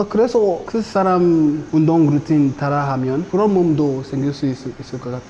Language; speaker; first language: Korean; non-native, learner; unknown